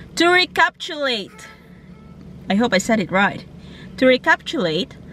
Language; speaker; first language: English; non-native, local second language; Cebuano